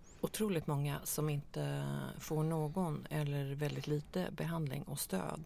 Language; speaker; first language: Swedish; native; Swedish